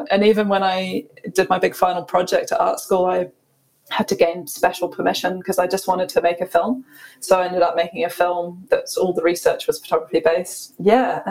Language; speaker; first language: English; native; English